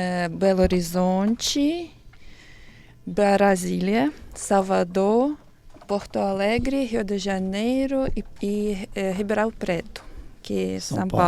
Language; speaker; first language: Portuguese; non-native, learner; Ukrainian